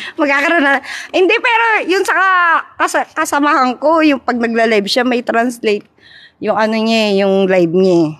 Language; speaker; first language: Filipino; non-native, local second language; Cebuano